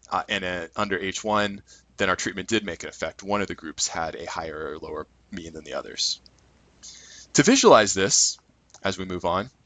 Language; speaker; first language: English; native; English